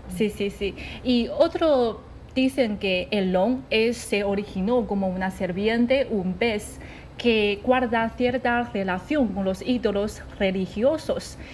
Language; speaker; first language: Spanish; non-native, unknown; Chinese